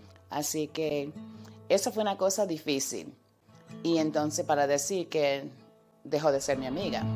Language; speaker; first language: Spanish; early bilingual, heritage; Spanish